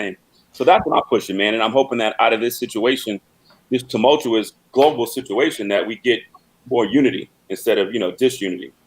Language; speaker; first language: English; native; English